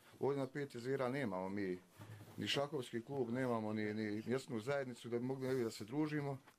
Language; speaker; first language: Serbian; native; Serbian